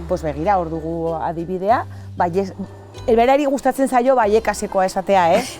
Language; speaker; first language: Basque; non-native, local second language; Spanish